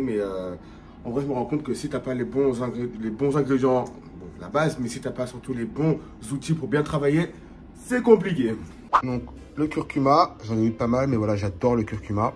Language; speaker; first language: French; native; French